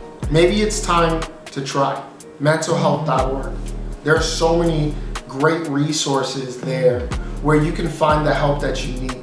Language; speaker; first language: English; native; English